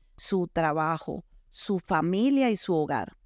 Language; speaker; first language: Spanish; native; Spanish